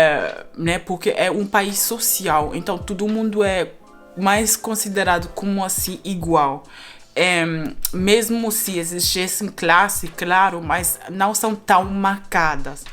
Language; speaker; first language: Portuguese; non-native, fluent; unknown